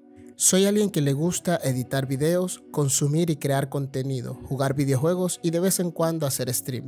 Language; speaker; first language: Spanish; native; Spanish